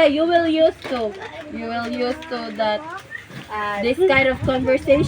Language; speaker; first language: English; non-native, learner; Filipino